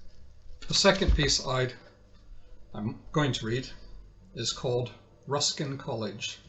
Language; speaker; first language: English; native; English